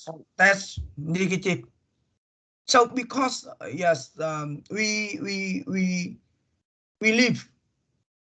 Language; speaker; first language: English; non-native, learner; Vietnamese